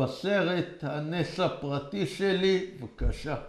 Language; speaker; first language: Hebrew; native; Hebrew